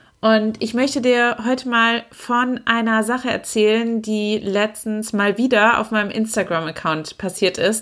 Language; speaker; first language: German; native; German